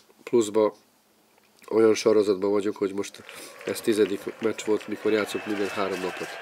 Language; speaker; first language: Hungarian; non-native, fluent; Serbian